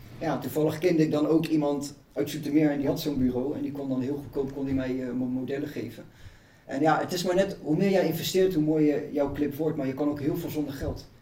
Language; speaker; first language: Dutch; native; Dutch